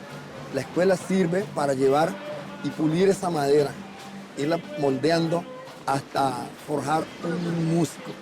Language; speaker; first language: Spanish; native; Spanish